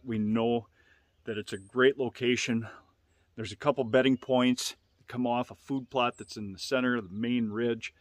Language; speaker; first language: English; native; English